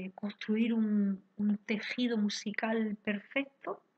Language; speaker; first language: Spanish; native; Spanish